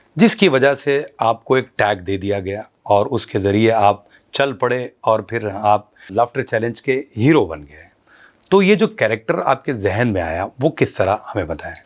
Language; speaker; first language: Hindi; non-native, local second language; Urdu